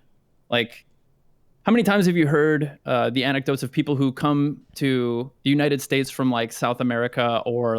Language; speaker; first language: English; native; English